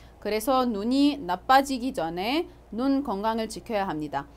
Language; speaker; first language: Korean; non-native, fluent; Arabic